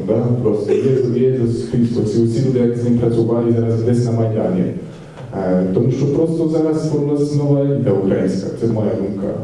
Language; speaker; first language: Ukrainian; non-native, learner; Polish